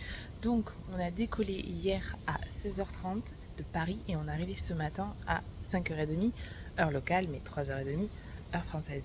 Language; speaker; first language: French; native; French